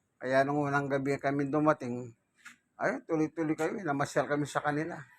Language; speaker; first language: Filipino; non-native, local second language; Pampanga